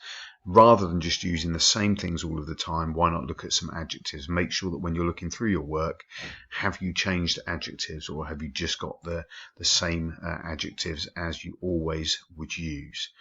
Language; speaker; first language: English; native; English